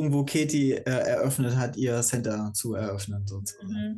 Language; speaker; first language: German; native; German